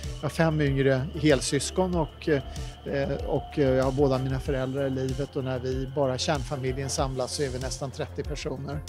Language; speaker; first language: Swedish; native; Swedish